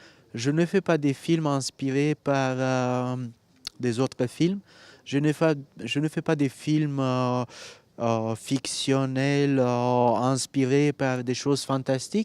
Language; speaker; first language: French; non-native, fluent; Romanian